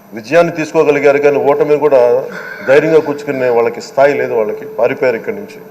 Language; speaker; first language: Telugu; native; Telugu